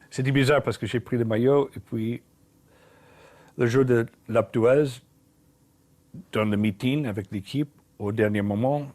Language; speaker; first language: French; non-native, learner; English